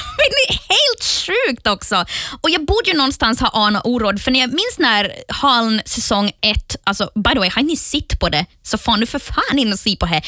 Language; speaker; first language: Swedish; native; Swedish